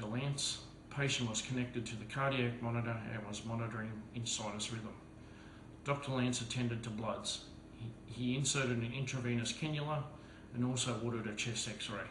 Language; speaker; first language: English; native; English